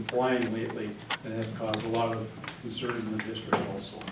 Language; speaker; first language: English; native; English